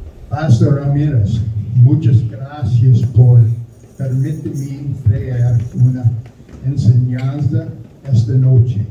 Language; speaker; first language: Spanish; non-native, learner; German